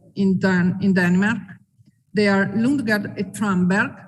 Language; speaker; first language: English; non-native, fluent; Italian